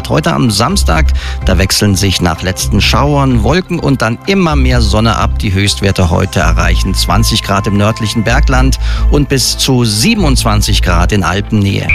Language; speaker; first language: German; native; German